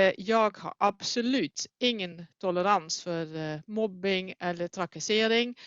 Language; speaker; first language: Swedish; non-native, fluent; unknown